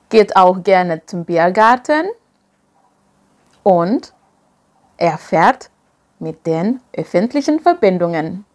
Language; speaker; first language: German; non-native, fluent; Indonesian